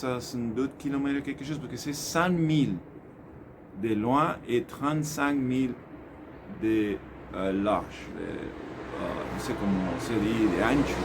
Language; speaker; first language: French; non-native, learner; Spanish